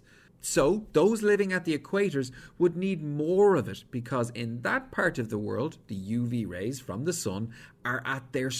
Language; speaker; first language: English; native; English